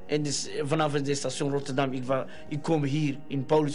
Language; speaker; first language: Dutch; non-native, learner; Somali